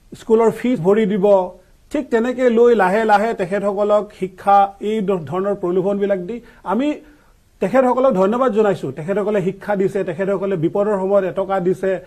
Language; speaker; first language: Assamese; non-native, local second language; Mising